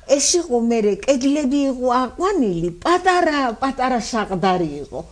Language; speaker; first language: Georgian; native; Georgian